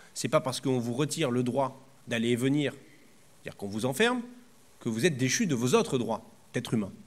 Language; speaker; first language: French; native; French